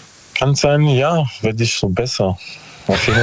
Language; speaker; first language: German; non-native, learner; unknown